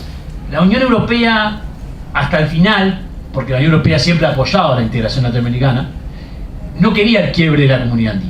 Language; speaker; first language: Spanish; native; Spanish